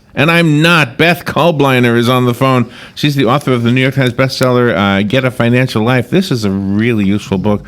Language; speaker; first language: English; native; English